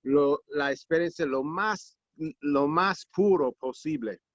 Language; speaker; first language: Spanish; non-native, learner; English